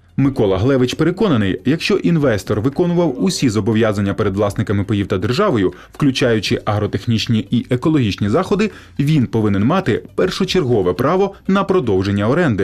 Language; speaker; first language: Ukrainian; native; Ukrainian